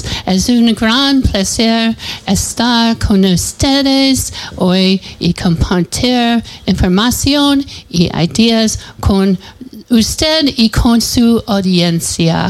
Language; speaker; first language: Spanish; non-native, learner; English